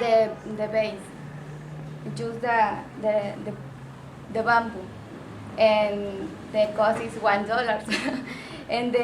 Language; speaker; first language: English; non-native, learner; Spanish